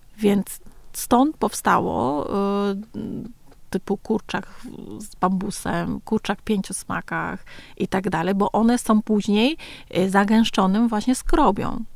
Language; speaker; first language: Polish; early bilingual, other home language; Vietnamese